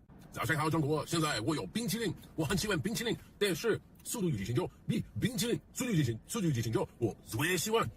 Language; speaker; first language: Chinese; non-native, learner; English